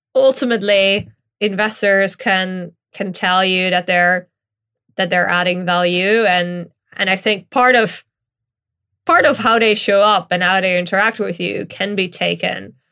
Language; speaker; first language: English; non-native, fluent; Dutch